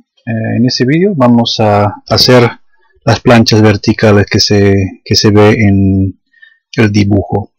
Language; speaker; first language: Spanish; non-native, fluent; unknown